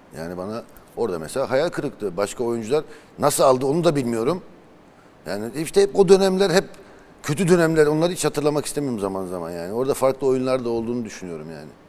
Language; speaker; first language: Turkish; early bilingual, heritage; Turkish